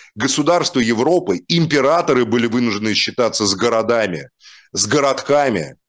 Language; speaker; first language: Russian; native; Russian